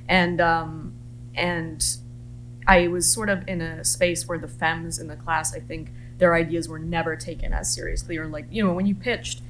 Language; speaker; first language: English; native; English